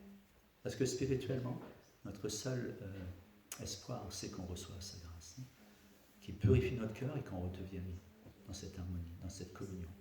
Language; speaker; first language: French; native; French